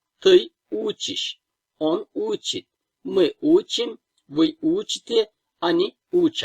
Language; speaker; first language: Russian; non-native, fluent; Turkish